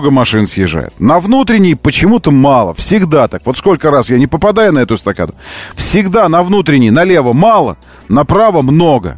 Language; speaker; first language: Russian; native; Russian